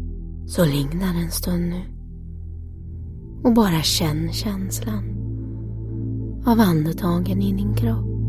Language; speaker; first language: Swedish; native; Swedish